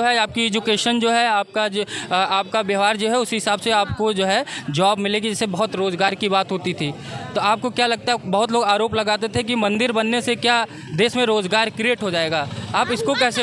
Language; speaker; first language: Hindi; native; Hindi